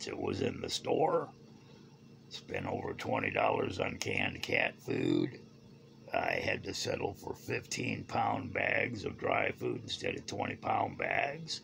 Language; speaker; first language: English; native; English